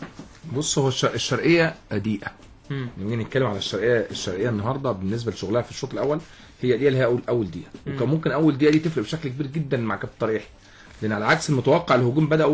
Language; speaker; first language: Arabic; native; Arabic